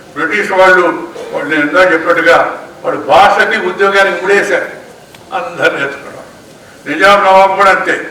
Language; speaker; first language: Telugu; native; Telugu